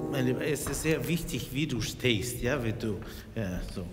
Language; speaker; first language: German; non-native, fluent; Russian